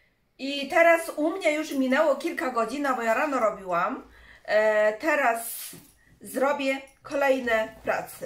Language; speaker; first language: Polish; non-native, learner; Chinese